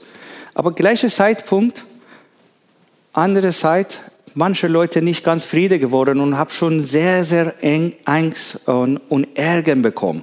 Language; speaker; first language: German; non-native, learner; Persian